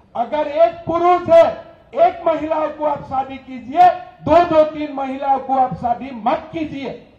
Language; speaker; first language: Hindi; non-native, local second language; Assamese